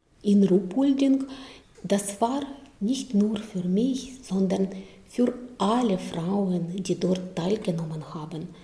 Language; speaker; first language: German; non-native, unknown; Arabic